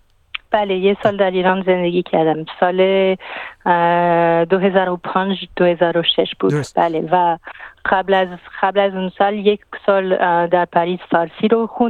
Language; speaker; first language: Persian; non-native, fluent; French